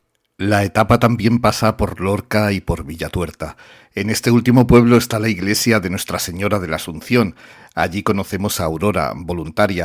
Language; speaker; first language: Spanish; native; Spanish